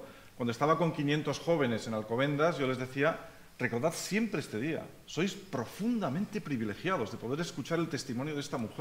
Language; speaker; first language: Spanish; native; Spanish